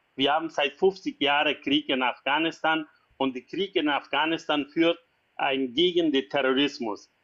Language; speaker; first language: German; non-native, learner; Persian